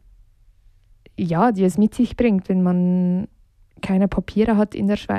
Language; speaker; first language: German; native; German